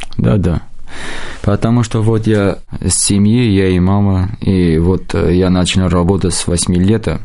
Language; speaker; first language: Russian; non-native, local second language; Armenian